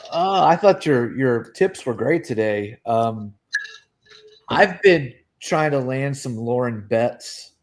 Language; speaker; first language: English; native; English